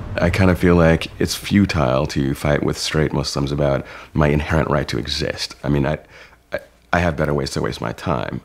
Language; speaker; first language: English; native; English